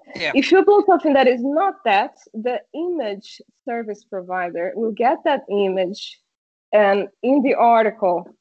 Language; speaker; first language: English; non-native, fluent; Portuguese